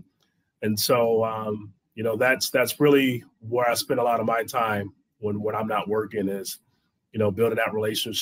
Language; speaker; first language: English; native; English